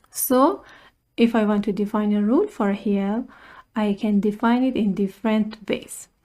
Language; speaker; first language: English; non-native, fluent; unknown